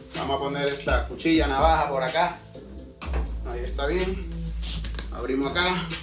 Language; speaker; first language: Spanish; early bilingual, heritage; Spanish